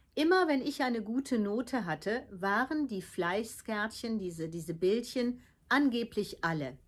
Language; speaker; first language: German; early bilingual, heritage; Dutch